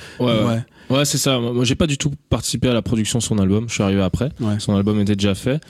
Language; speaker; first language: French; native; French